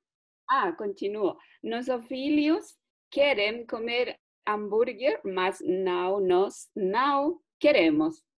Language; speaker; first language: Portuguese; non-native, learner; Spanish